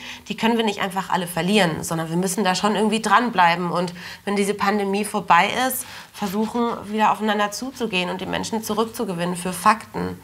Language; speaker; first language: German; native; German